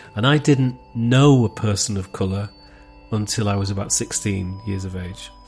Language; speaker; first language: English; native; English